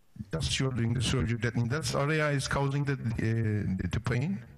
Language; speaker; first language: English; non-native, fluent; Turkish